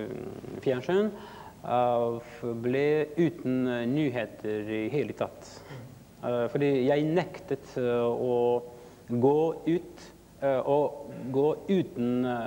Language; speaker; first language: Swedish; non-native, learner; Russian